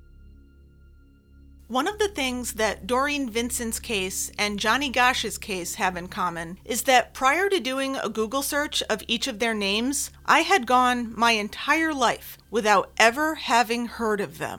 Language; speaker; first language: English; native; English